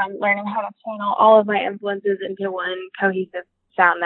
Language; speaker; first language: English; native; English